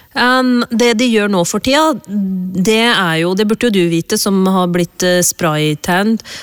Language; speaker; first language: Norwegian; early bilingual, other home language; Urdu